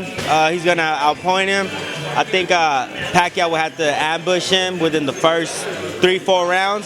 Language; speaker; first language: English; native; English